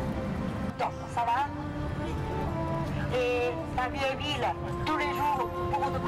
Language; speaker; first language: French; non-native, fluent; Chinese